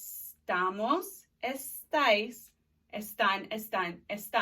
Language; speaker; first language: Spanish; non-native, fluent; English